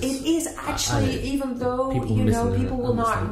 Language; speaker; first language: English; native; English